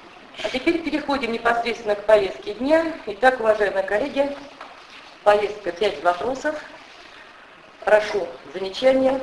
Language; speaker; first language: Russian; native; Russian